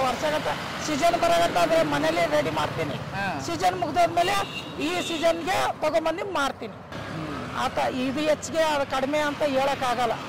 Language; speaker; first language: Kannada; non-native, local second language; Marathi